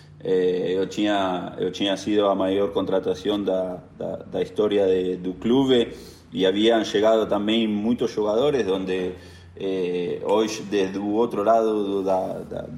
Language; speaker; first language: Portuguese; non-native, learner; Spanish